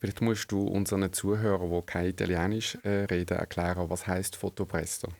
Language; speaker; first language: German; native; German